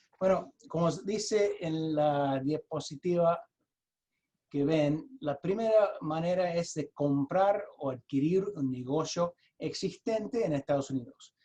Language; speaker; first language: Spanish; early bilingual, heritage; Spanish